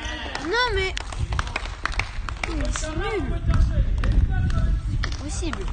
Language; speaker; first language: French; native; French